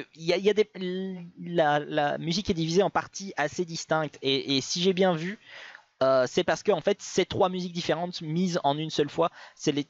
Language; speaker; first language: French; native; French